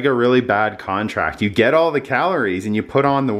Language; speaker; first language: English; native; English